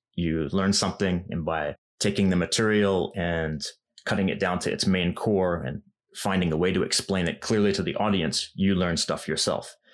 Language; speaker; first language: English; native; English